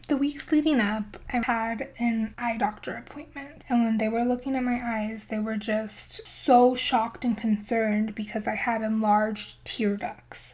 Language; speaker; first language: English; native; English